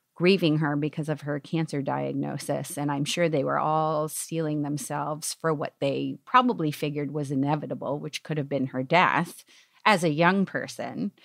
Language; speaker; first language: English; native; English